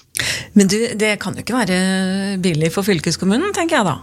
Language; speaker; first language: Norwegian; native; Norwegian